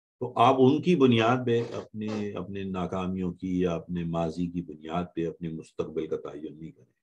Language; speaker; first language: Urdu; native; Urdu